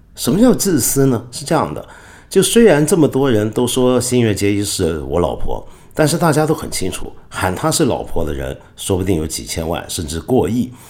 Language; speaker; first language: Chinese; non-native, local second language; Cantonese